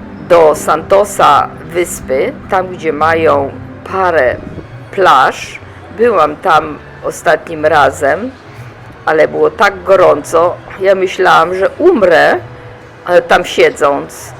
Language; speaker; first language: Polish; native; Polish